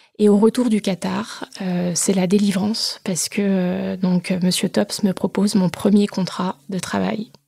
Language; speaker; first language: French; native; French